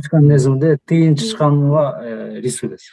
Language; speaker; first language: Japanese; non-native, fluent; Kyrgyz